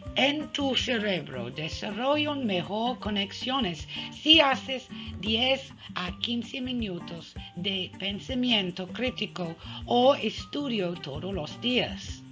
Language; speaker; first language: Spanish; non-native, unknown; English